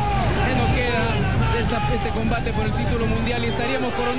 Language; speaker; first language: Spanish; native; Spanish